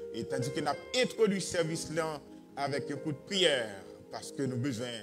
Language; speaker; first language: French; non-native, local second language; Haitian Creole